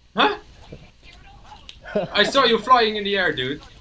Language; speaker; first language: English; non-native, fluent; Dutch